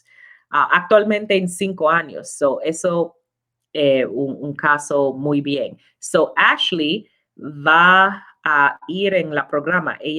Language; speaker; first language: Spanish; non-native, learner; English